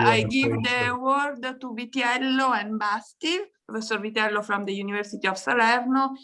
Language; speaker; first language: English; non-native, fluent; Italian